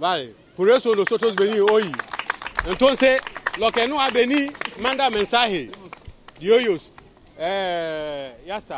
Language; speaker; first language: Spanish; non-native, learner; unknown